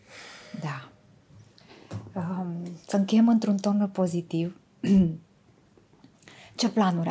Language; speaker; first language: Romanian; native; Romanian